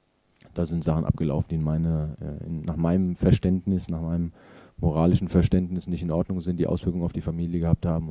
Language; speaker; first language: German; native; German